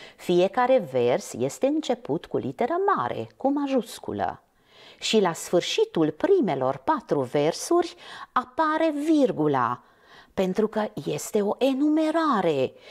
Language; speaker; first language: Romanian; non-native, local second language; Hungarian